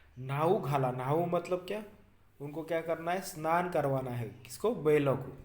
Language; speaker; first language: Hindi; non-native, local second language; Marathi